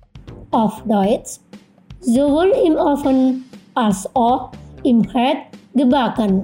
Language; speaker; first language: German; non-native, local second language; Indonesian